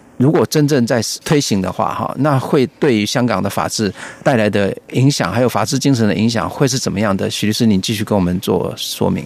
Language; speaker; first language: Chinese; native; Chinese